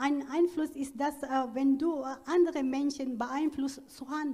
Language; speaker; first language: German; non-native, fluent; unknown